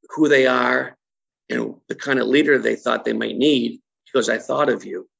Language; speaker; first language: English; native; English